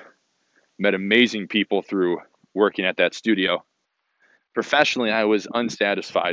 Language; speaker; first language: English; native; English